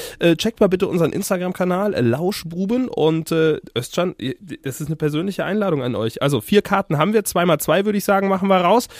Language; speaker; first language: German; native; German